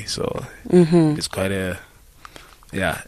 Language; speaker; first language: English; non-native, local second language; Northern Sotho